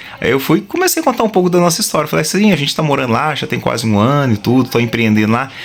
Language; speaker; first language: Portuguese; native; Portuguese